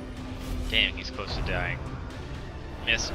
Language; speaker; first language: English; native; English